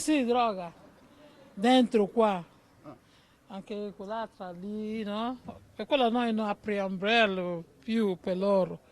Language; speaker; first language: Italian; non-native, learner; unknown